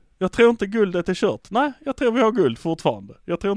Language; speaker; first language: Swedish; native; Swedish